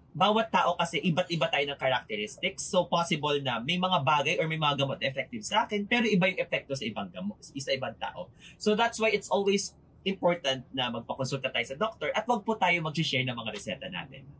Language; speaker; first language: Filipino; native; Filipino